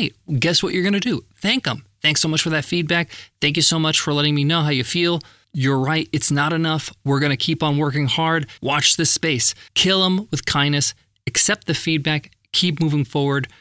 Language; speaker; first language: English; native; English